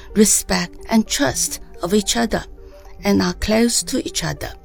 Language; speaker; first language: English; non-native, fluent; Chinese